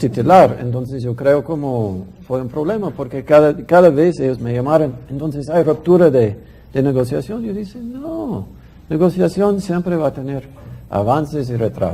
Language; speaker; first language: Spanish; non-native, fluent; English